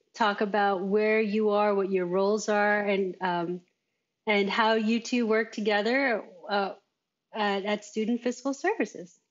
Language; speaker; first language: English; native; English